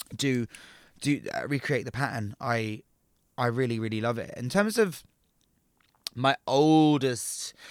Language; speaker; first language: English; native; English